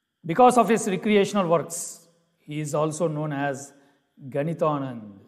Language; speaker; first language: English; non-native, local second language; Telugu